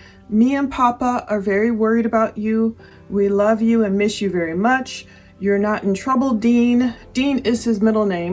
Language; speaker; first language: English; native; English